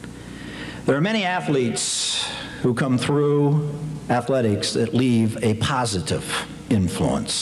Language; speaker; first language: English; native; English